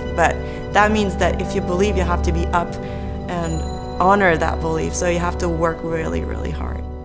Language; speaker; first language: English; native; English